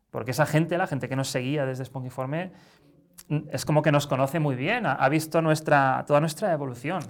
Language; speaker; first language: Spanish; native; Spanish